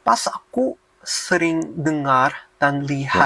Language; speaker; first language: Indonesian; non-native, fluent; Korean